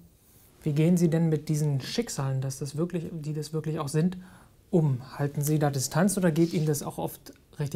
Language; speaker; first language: German; native; German